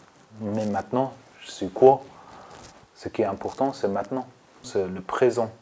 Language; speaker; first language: French; non-native, learner; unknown